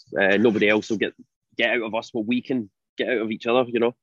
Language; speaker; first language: English; native; English